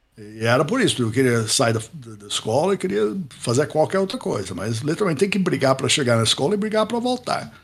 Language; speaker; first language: Portuguese; non-native, fluent; English